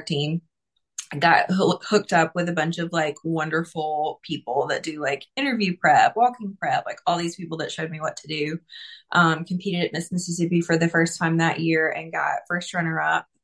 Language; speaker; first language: English; native; English